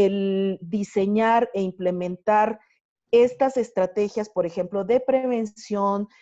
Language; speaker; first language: Spanish; native; Spanish